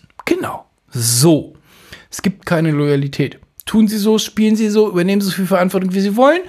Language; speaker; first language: German; native; German